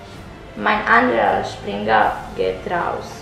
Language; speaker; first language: German; non-native, learner; Croatian